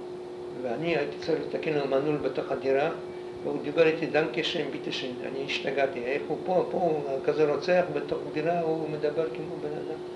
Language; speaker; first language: Hebrew; non-native, fluent; Polish